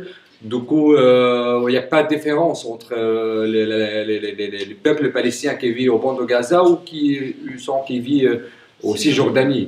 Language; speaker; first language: French; non-native, fluent; Arabic